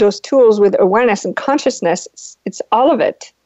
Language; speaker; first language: English; non-native, fluent; French